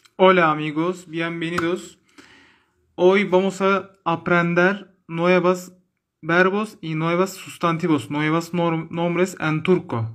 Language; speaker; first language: Spanish; non-native, learner; Turkish